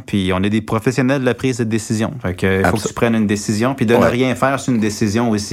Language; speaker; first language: French; native; French